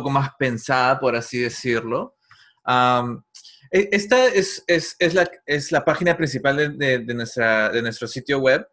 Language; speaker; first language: Spanish; non-native, fluent; English